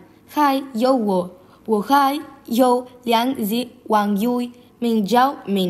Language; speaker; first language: Chinese; non-native, learner; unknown